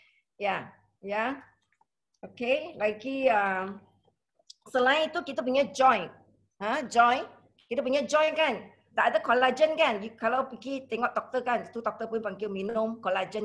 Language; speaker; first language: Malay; non-native, local second language; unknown